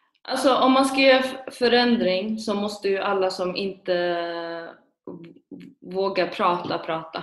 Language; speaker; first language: Swedish; early bilingual, other home language; Persian